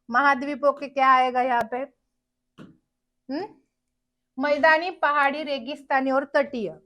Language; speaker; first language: Hindi; non-native, local second language; Marathi